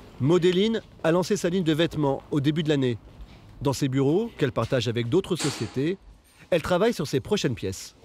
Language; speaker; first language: French; native; French